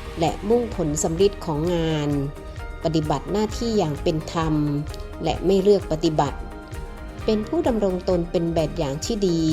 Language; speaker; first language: Thai; native; Thai